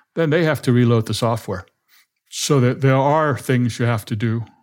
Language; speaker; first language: English; non-native, fluent; Danish